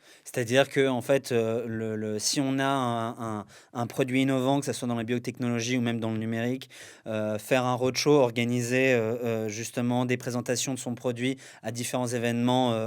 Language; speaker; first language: French; native; French